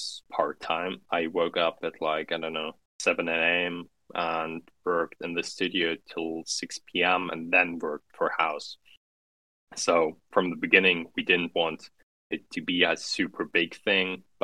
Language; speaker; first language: English; non-native, fluent; German